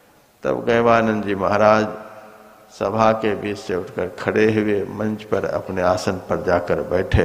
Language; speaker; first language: Hindi; native; Hindi